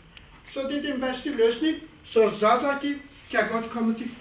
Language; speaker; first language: Danish; non-native, fluent; Kurdish